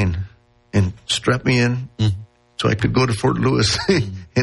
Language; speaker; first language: English; non-native, local second language; Spanish